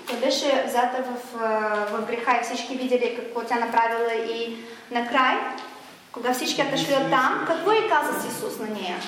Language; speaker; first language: Bulgarian; non-native, fluent; Russian